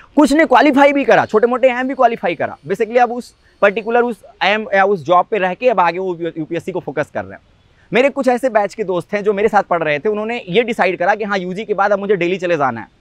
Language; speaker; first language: Hindi; native; Hindi